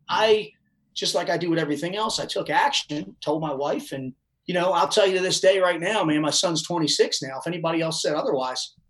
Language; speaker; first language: English; native; English